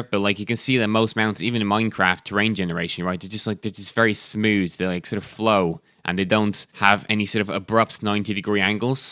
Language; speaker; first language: English; native; English